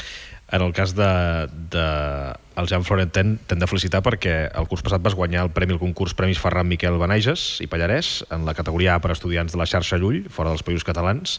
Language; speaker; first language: Catalan; native; Catalan